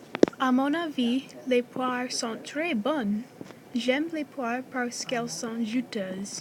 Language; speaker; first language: French; non-native, learner; English